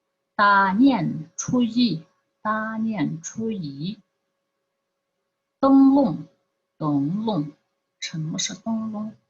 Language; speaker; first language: Chinese; non-native, fluent; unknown